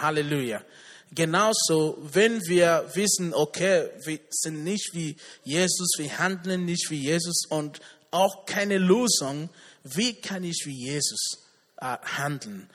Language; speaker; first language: German; non-native, learner; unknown